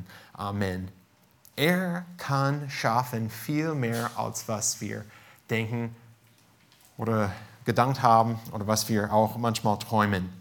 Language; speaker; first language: German; non-native, fluent; English